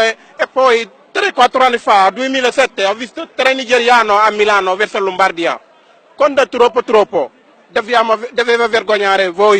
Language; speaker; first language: Italian; non-native, learner; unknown